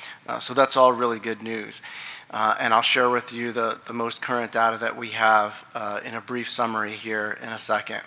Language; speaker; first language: English; native; English